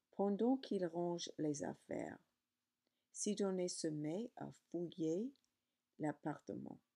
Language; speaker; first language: French; non-native, learner; English